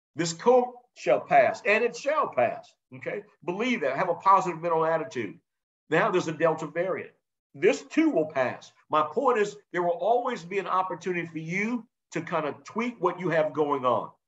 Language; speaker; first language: English; native; English